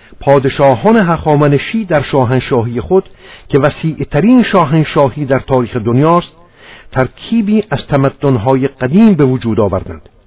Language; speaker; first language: Persian; non-native, local second language; Armenian